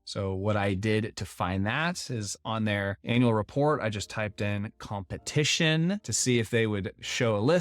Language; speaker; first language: English; native; English